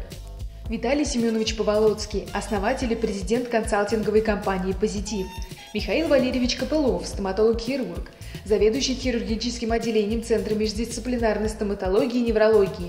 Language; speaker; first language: Russian; native; Russian